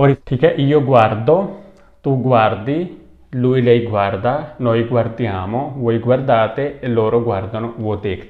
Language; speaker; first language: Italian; non-native, fluent; Urdu